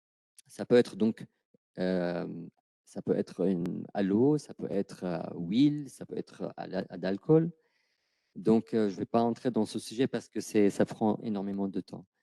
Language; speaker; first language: French; non-native, fluent; Arabic